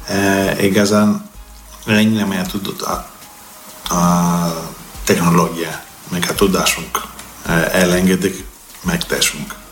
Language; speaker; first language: Hungarian; non-native, learner; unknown